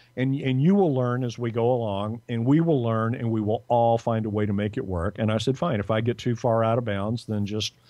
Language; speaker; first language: English; native; English